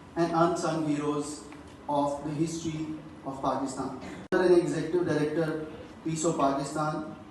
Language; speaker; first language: English; non-native, local second language; Urdu